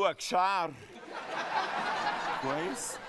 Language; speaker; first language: Arabic; native; Arabic